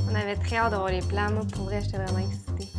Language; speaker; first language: French; native; French